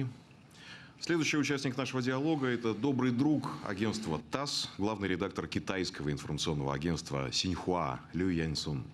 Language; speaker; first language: Russian; native; Russian